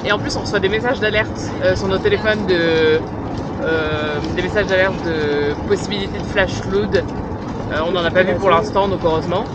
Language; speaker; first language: French; native; French